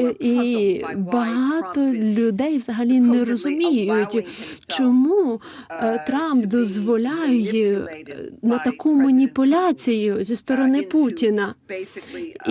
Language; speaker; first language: Ukrainian; non-native, fluent; English